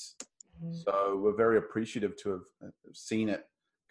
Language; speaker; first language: English; native; English